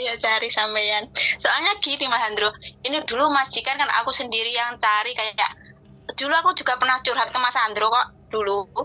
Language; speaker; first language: Indonesian; non-native, local second language; Javanese